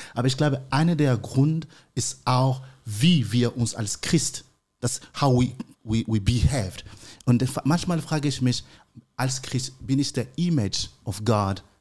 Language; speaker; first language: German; non-native, learner; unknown